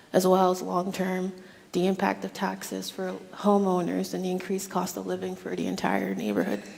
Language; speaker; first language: English; native; English